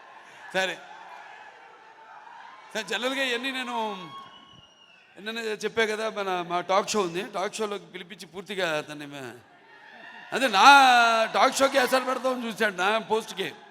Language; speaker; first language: Telugu; native; Telugu